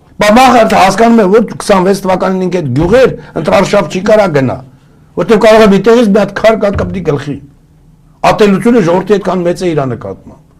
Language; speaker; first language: Armenian; early bilingual, other home language; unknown